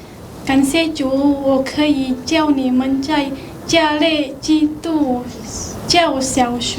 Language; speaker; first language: Chinese; non-native, learner; Indonesian